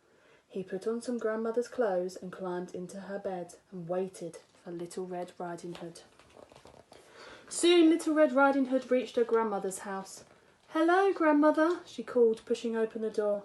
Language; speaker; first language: English; native; English